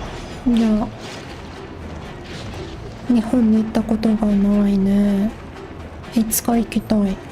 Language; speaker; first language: Japanese; non-native, learner; English